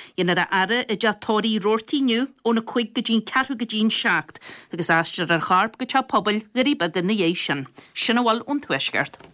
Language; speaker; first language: Irish; native; Irish